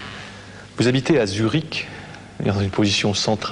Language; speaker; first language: French; native; French